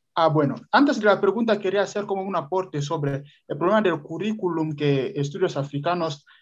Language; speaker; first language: Spanish; non-native, fluent; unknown